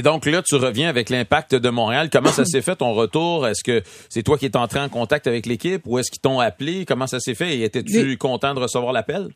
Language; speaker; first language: French; native; French